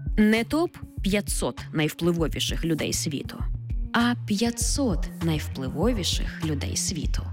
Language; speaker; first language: Ukrainian; native; Ukrainian